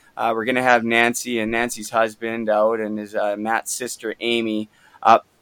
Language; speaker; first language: English; native; English